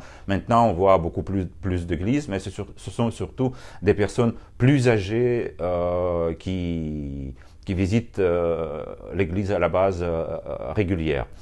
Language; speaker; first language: French; non-native, fluent; Russian